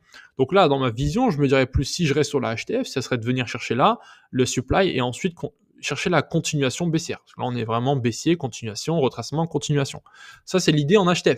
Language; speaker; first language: French; native; French